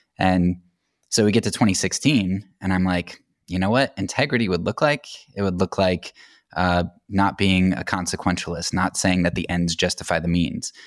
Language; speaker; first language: English; native; English